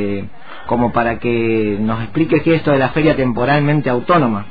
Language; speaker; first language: Spanish; native; Spanish